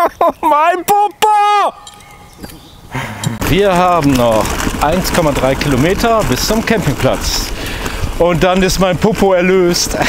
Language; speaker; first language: German; native; German